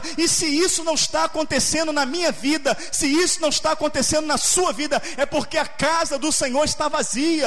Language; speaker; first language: Portuguese; native; Portuguese